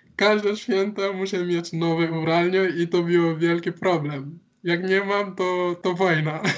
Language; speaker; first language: Polish; non-native, learner; Wolof